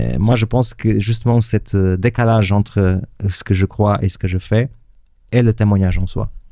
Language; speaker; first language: French; non-native, fluent; Portuguese